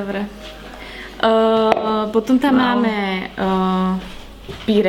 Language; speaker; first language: Slovak; native; Slovak